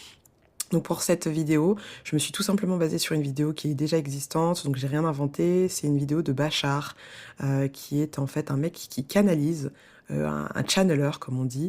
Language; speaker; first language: French; native; French